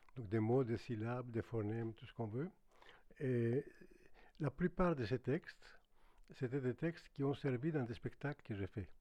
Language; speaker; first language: French; non-native, fluent; Greek